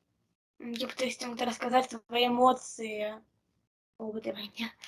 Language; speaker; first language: Russian; native; Russian